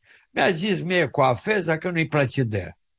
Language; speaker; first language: Romanian; native; Romanian